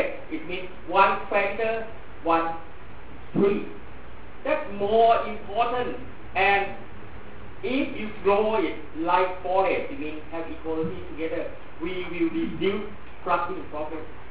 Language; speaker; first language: English; non-native, fluent; Thai